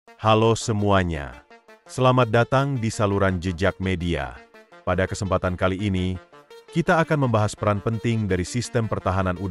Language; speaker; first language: Indonesian; native; Indonesian